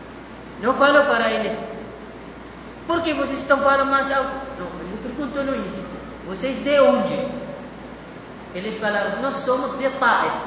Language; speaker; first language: Portuguese; non-native, fluent; Arabic